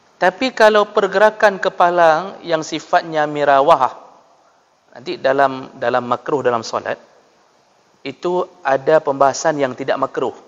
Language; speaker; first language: Malay; non-native, local second language; Achinese